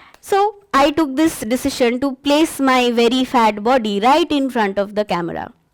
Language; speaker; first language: English; non-native, local second language; Bangla